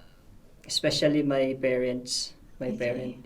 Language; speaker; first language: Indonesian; non-native, fluent; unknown